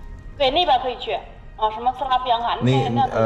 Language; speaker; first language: Chinese; native; Chinese